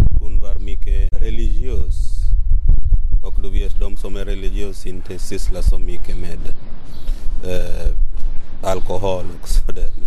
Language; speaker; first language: Swedish; non-native, fluent; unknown